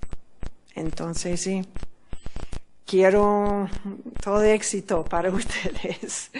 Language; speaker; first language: Spanish; non-native, fluent; English